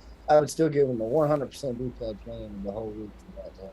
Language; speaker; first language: English; native; English